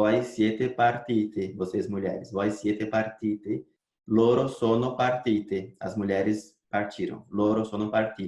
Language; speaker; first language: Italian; non-native, fluent; Portuguese